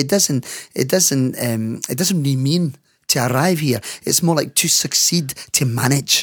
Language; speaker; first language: English; non-native, fluent; French